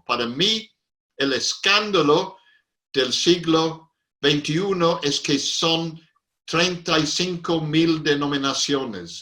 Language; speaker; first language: Spanish; non-native, fluent; English